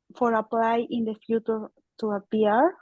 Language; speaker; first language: English; non-native, learner; Spanish